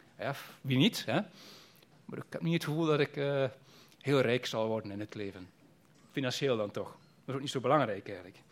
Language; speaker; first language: Dutch; native; Dutch